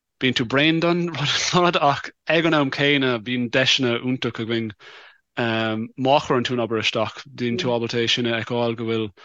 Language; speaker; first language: Irish; non-native, local second language; English